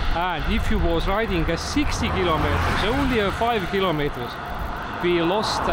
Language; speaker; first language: English; non-native, learner; Estonian